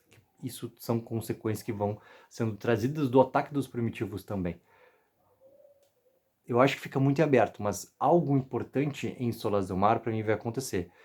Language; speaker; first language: Portuguese; native; Portuguese